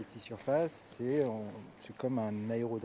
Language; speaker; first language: French; native; French